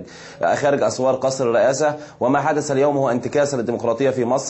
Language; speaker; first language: Arabic; native; Arabic